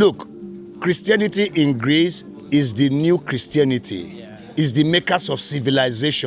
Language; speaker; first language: English; non-native, learner; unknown